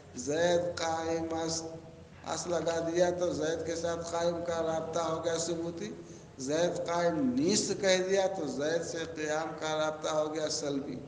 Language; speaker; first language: Urdu; native; Urdu